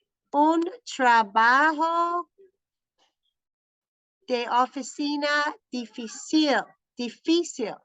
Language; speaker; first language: Spanish; non-native, fluent; English